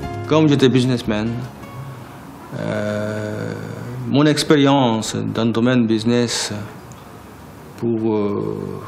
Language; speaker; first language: French; non-native, learner; Japanese